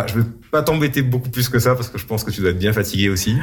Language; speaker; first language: French; native; French